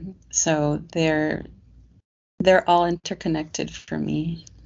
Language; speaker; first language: English; native; English